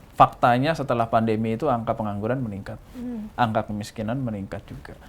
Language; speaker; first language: Indonesian; native; Indonesian